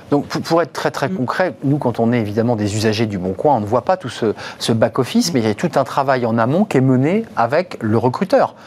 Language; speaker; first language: French; native; French